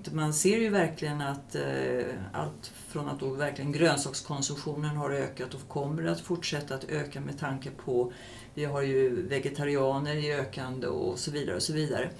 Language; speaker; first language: Swedish; native; Swedish